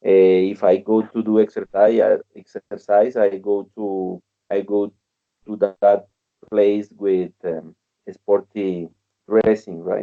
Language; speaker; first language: English; non-native, learner; Spanish